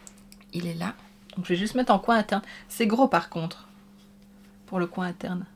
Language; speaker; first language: French; native; French